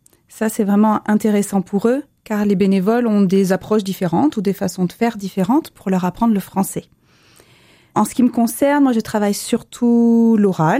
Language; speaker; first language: French; native; French